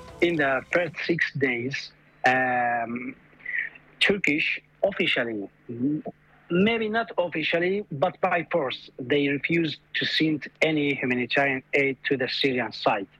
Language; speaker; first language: English; non-native, fluent; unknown